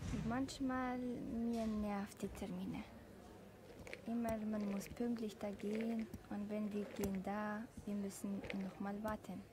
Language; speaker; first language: German; non-native, learner; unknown